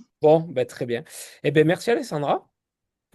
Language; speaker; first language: French; native; French